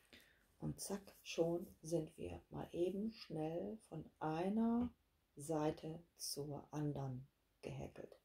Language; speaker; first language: German; native; German